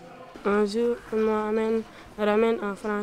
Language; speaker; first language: French; non-native, local second language; Fula